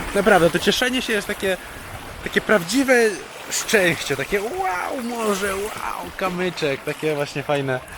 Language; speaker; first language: Polish; native; Polish